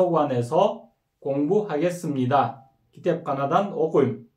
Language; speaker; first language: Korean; non-native, fluent; Kyrgyz